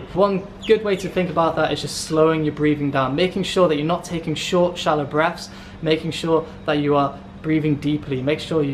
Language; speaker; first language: English; native; English